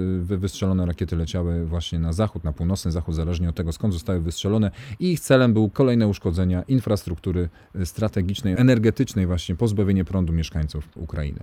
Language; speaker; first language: Polish; native; Polish